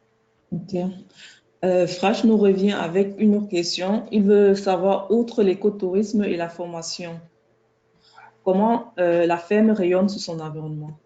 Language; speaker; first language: French; native; French